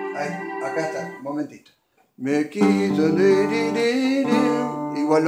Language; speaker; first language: Spanish; native; Spanish